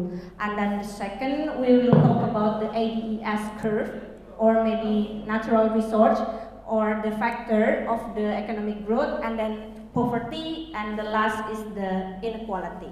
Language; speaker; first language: English; non-native, learner; Indonesian